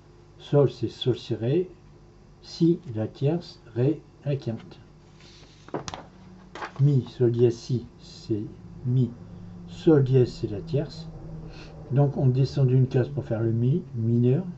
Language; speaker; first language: French; native; French